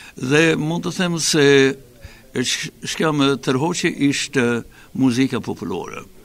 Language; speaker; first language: Albanian; non-native, fluent; Swedish